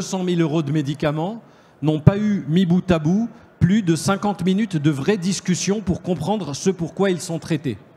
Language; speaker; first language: French; native; French